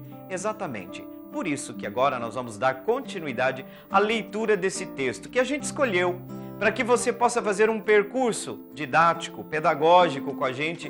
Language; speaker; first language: Portuguese; native; Portuguese